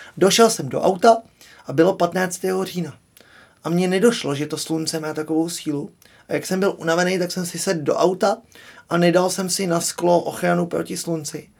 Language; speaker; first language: Czech; native; Czech